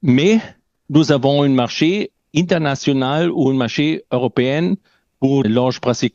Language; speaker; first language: French; non-native, learner; German